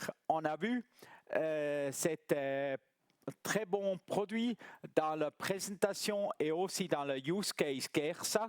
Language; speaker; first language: French; non-native, local second language; German